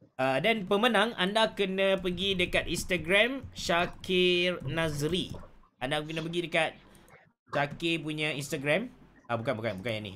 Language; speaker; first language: Malay; native; Malay